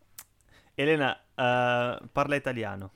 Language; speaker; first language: Italian; non-native, learner; Portuguese